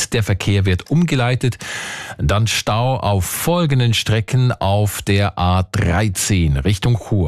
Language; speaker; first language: German; native; German